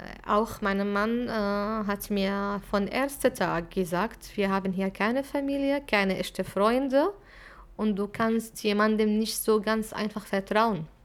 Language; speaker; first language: German; non-native, fluent; Arabic